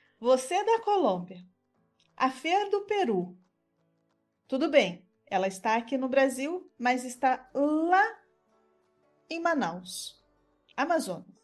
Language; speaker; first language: Portuguese; native; Portuguese